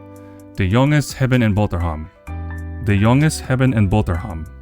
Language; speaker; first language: Dutch; non-native, learner; English